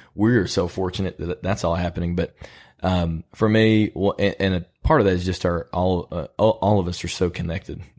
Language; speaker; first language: English; native; English